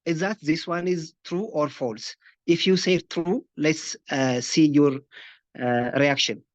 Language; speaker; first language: English; non-native, local second language; Amharic